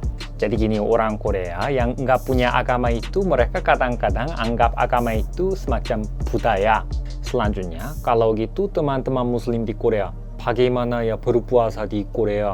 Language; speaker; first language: Indonesian; non-native, fluent; Korean